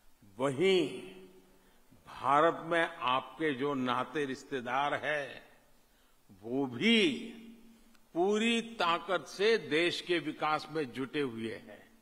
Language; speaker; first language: Hindi; non-native, local second language; Gujarati